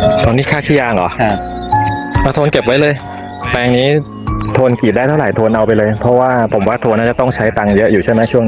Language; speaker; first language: Thai; native; Thai